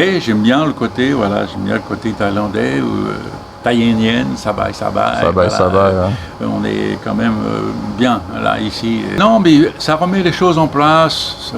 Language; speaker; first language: French; native; French